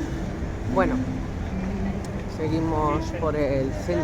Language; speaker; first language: Spanish; native; Spanish